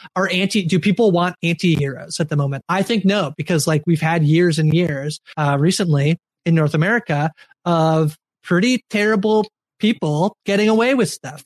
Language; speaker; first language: English; native; English